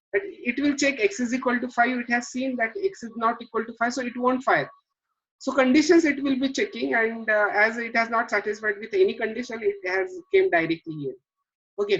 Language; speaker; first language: English; non-native, local second language; Marathi